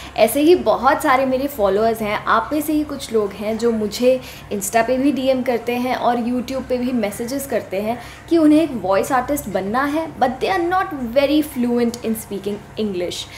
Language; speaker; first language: Hindi; native; Hindi